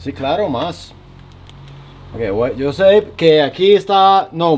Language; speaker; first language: Spanish; non-native, learner; English